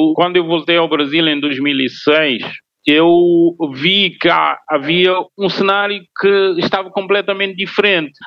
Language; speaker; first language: Portuguese; non-native, local second language; Kabuverdianu